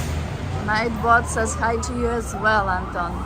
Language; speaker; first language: English; non-native, fluent; Russian